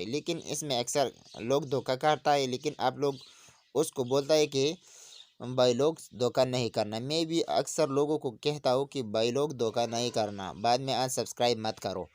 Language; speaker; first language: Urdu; non-native, local second language; Pashto